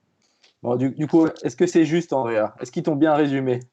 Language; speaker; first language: French; native; French